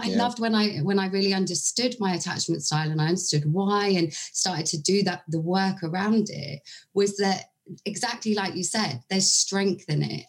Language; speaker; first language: English; native; English